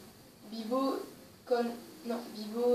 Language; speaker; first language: Spanish; non-native, learner; French